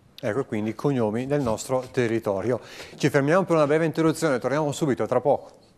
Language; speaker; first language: Italian; native; Italian